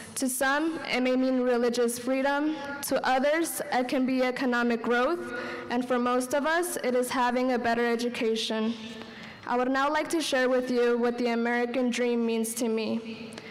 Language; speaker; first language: English; early bilingual, other home language; Spanish